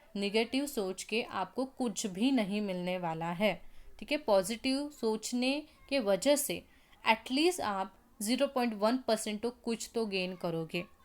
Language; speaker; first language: Hindi; non-native, local second language; Marathi